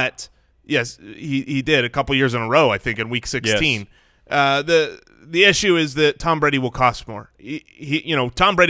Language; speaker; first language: English; native; English